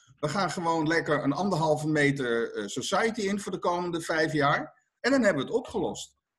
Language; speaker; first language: Dutch; native; Dutch